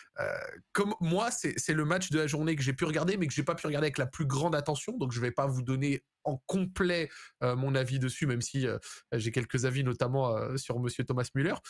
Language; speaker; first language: French; native; French